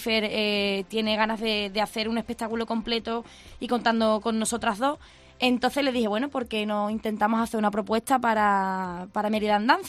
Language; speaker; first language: Spanish; native; Spanish